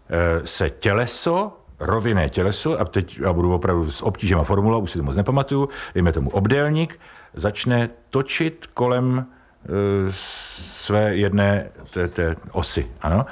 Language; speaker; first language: Czech; native; Czech